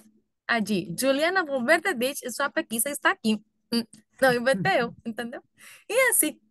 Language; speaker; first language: Portuguese; non-native, learner; Spanish